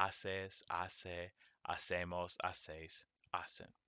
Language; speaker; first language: Spanish; non-native, fluent; English